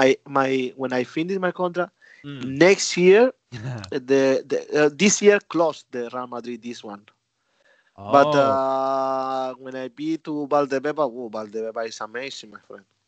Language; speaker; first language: English; non-native, learner; Spanish